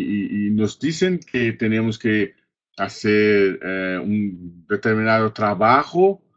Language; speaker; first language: Spanish; non-native, fluent; Portuguese